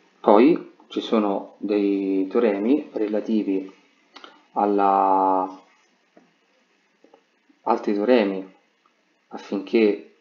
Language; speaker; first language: Italian; native; Italian